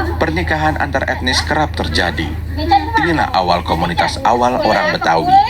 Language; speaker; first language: Indonesian; native; Indonesian